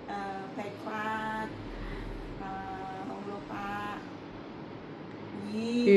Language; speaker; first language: Chinese; non-native, learner; Indonesian